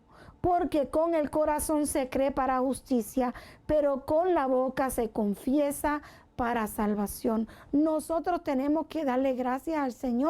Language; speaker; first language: Spanish; native; Spanish